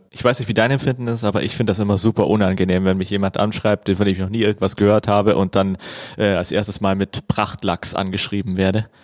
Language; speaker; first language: German; native; German